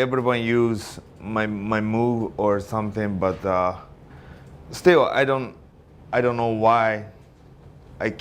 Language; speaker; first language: English; non-native, learner; Japanese